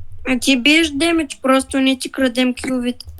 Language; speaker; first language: Bulgarian; native; Bulgarian